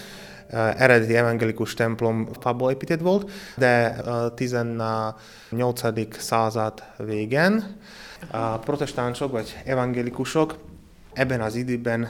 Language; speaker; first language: Hungarian; non-native, learner; Slovak